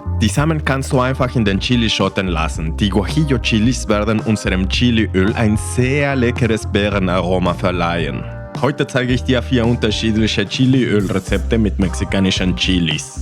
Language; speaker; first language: German; non-native, fluent; Spanish